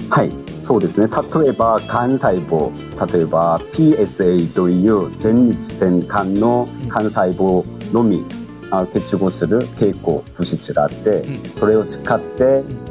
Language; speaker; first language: Japanese; non-native, fluent; Korean